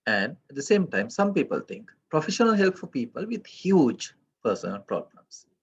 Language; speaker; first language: English; non-native, local second language; Sinhala